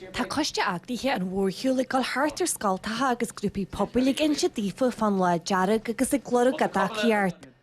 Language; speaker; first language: Irish; native; Irish